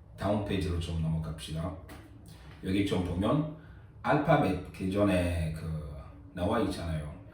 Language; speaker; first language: Korean; non-native, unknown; French